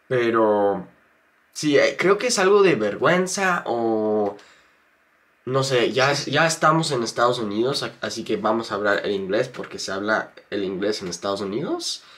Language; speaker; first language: Spanish; non-native, fluent; English